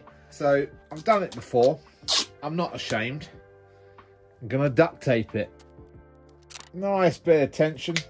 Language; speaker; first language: English; native; English